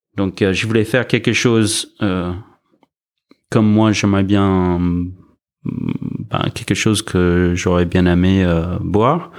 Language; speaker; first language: French; non-native, fluent; English